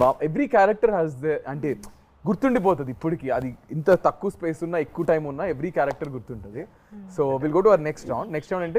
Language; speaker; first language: Telugu; native; Telugu